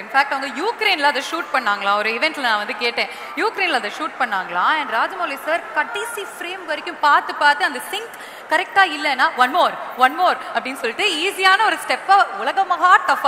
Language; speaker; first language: Tamil; native; Tamil